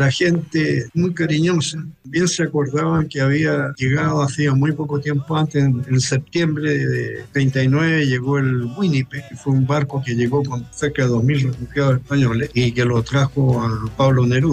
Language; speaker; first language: Spanish; non-native, fluent; French